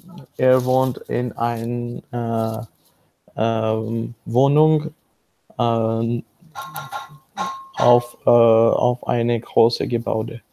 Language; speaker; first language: German; non-native, learner; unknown